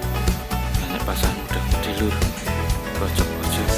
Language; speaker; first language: Indonesian; non-native, local second language; Javanese